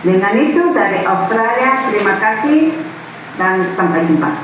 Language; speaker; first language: Indonesian; non-native, fluent; English